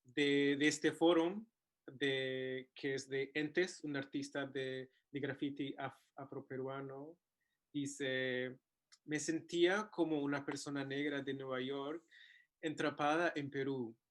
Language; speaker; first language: Spanish; non-native, fluent; English